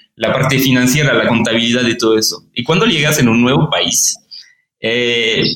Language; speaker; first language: Spanish; non-native, fluent; French